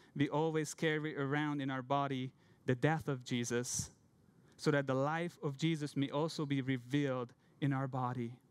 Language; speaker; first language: English; non-native, fluent; Hungarian